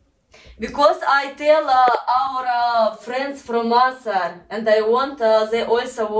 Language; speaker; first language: English; non-native, learner; Russian